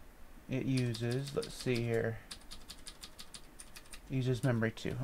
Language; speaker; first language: English; native; English